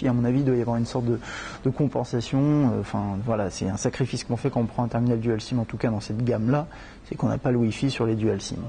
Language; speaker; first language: French; native; French